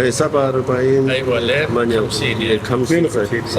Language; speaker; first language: Arabic; non-native, learner; Korean